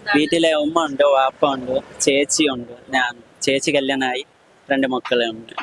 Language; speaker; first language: Malayalam; non-native, local second language; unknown